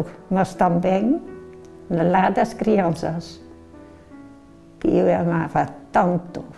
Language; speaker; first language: Portuguese; non-native, learner; Dutch